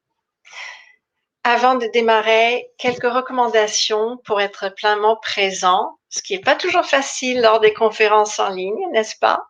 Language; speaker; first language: French; non-native, fluent; English